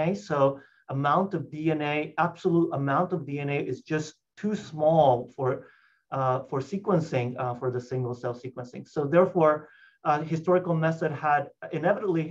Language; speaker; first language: English; non-native, fluent; Japanese